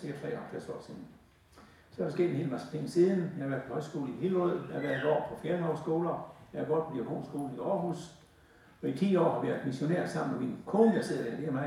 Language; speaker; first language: Danish; native; Danish